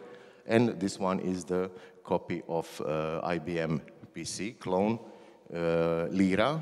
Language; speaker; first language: English; non-native, learner; Croatian